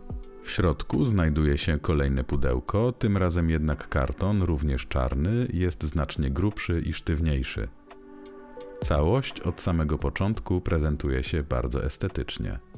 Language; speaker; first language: Polish; native; Polish